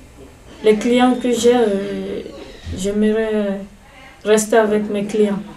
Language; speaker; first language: French; non-native, fluent; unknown